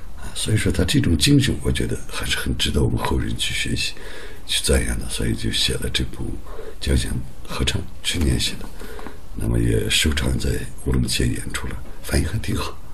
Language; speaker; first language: Chinese; non-native, local second language; Uyghur